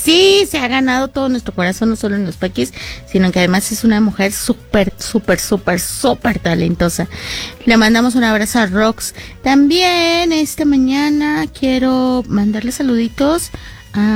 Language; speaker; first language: Spanish; native; Spanish